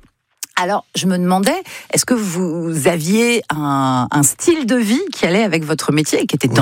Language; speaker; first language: French; native; French